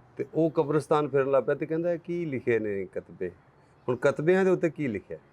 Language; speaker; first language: Punjabi; native; Punjabi